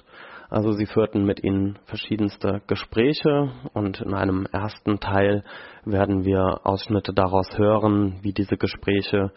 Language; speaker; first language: German; native; German